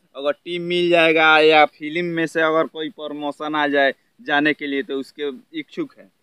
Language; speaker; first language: Hindi; native; Hindi